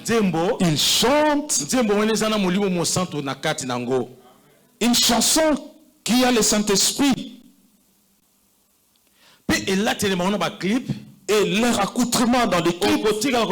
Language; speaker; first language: French; non-native, local second language; Lingala